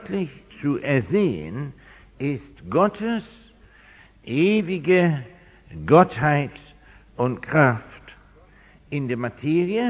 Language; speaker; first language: German; non-native, fluent; English